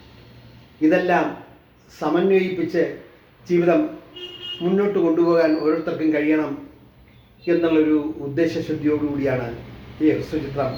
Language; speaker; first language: Malayalam; native; Malayalam